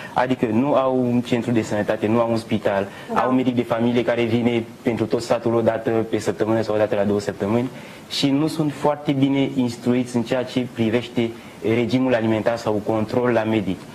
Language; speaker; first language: Romanian; non-native, fluent; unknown